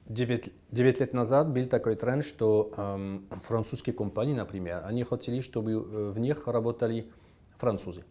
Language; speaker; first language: Russian; non-native, fluent; French